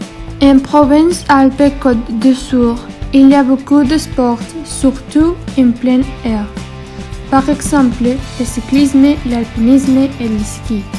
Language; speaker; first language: French; non-native, learner; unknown